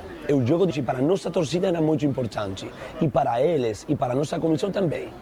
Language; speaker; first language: Portuguese; non-native, learner; Spanish